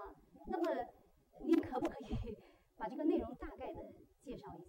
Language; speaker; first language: Chinese; native; Chinese